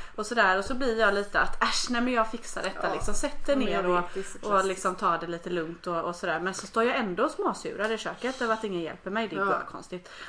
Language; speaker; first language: Swedish; native; Swedish